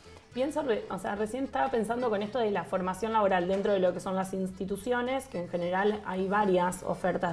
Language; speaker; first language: Spanish; native; Spanish